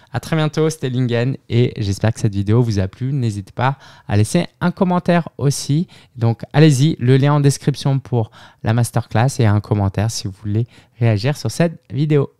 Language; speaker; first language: French; native; French